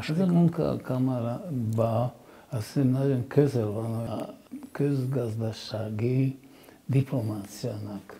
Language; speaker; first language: Hungarian; non-native, fluent; Slovak